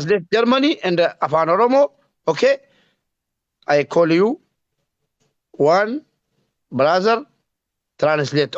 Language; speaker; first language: English; non-native, learner; Oromo